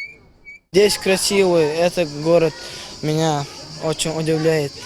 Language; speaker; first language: Russian; non-native, local second language; Ingush